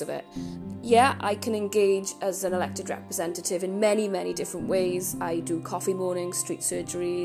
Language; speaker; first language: English; native; English